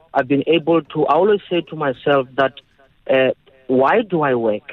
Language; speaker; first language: English; non-native, local second language; Northern Sotho